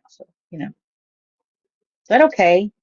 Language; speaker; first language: English; native; English